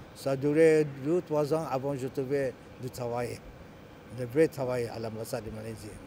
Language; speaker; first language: French; non-native, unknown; Malay